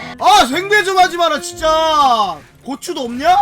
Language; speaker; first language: Korean; native; Korean